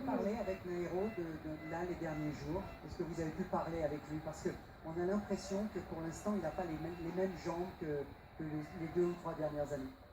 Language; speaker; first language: French; native; French